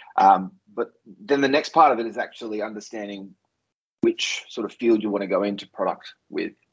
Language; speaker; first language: English; native; English